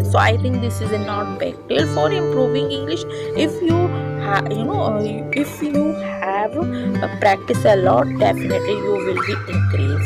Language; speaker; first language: English; non-native, learner; Hindi